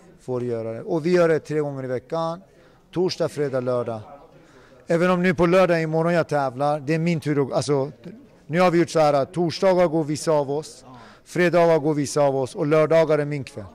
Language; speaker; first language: Swedish; early bilingual, other home language; Persian